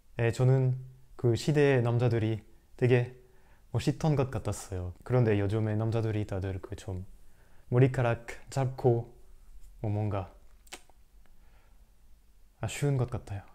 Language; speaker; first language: Korean; non-native, fluent; French